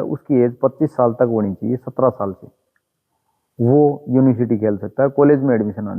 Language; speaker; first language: Hindi; native; Hindi